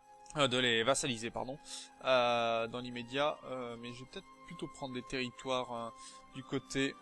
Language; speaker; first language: French; native; French